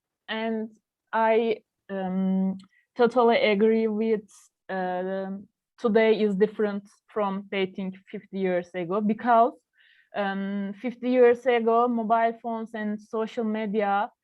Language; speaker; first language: English; non-native, learner; Turkish